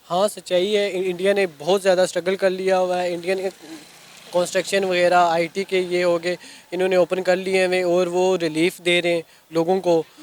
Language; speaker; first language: Urdu; non-native, local second language; Kashmiri